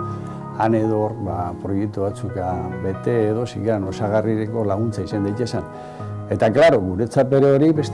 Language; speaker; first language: Basque; native; Basque